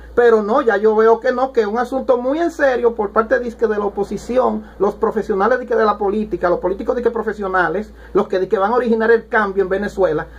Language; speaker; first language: Spanish; native; Spanish